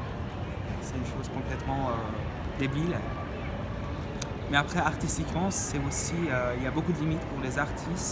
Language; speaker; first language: French; non-native, fluent; Persian